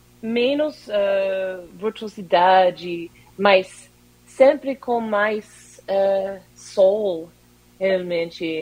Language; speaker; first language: Portuguese; non-native, fluent; English